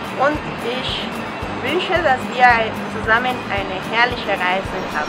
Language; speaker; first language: German; non-native, fluent; Spanish